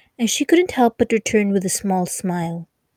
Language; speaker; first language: English; non-native, local second language; Filipino